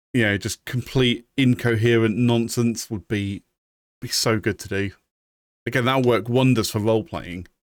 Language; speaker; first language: English; native; English